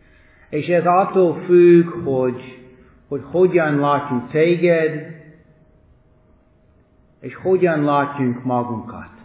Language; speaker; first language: Hungarian; non-native, fluent; English